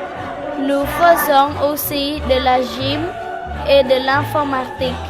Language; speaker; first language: French; non-native, learner; Khmer